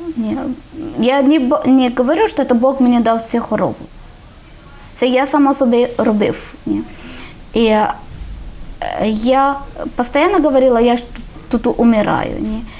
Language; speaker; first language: Ukrainian; non-native, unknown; Malayalam